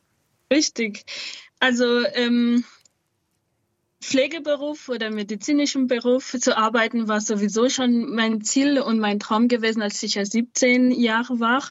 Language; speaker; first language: German; non-native, fluent; Malagasy